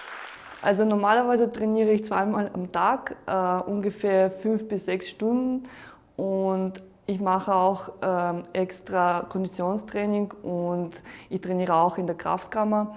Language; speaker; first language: German; non-native, fluent; Russian